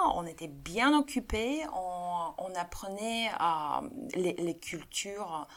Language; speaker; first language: French; non-native, fluent; Bulgarian